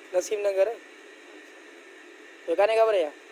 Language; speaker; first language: Hindi; non-native, local second language; Sindhi